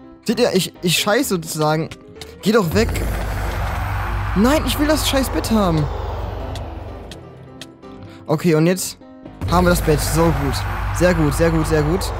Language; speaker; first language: German; native; German